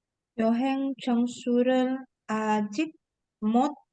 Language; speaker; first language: Korean; non-native, learner; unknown